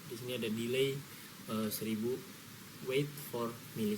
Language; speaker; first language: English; non-native, learner; Indonesian